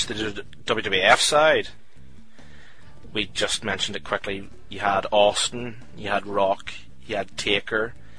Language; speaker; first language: English; native; English